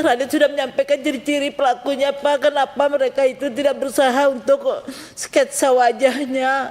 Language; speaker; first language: Indonesian; non-native, local second language; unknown